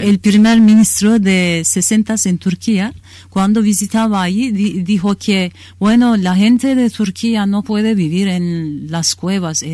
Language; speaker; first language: Spanish; non-native, learner; Kurdish